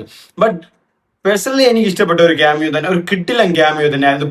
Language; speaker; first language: Malayalam; native; Malayalam